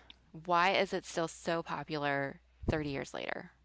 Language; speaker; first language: English; native; English